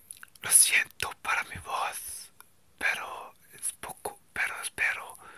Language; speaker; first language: Spanish; non-native, learner; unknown